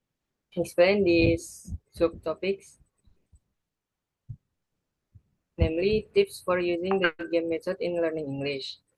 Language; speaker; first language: English; non-native, learner; Indonesian